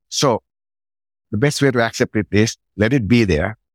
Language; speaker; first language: English; non-native, local second language; Sinhala